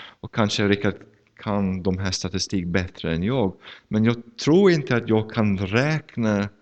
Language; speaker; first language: Swedish; non-native, fluent; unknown